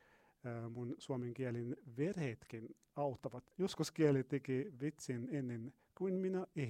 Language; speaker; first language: Finnish; non-native, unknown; Arabic